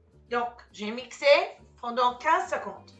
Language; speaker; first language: French; non-native, fluent; English